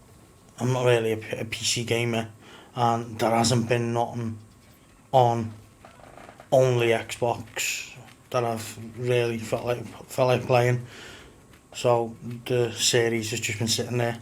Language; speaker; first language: English; native; English